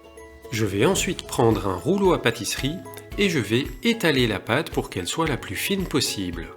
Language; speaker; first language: French; native; French